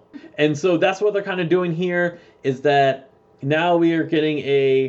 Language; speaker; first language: English; native; English